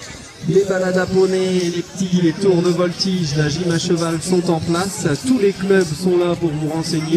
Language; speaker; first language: French; native; French